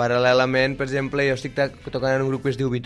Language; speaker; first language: Catalan; native; Catalan